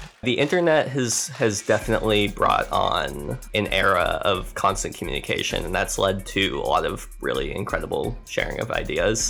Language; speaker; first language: English; native; English